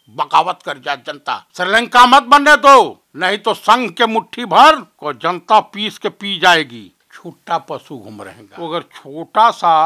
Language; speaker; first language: Hindi; native; Hindi